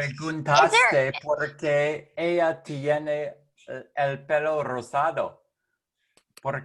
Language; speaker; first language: Spanish; non-native, learner; English